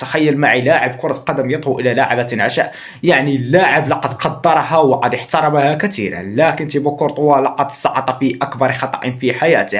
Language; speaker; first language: Arabic; native; Arabic